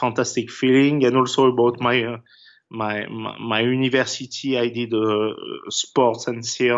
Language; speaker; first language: English; non-native, fluent; French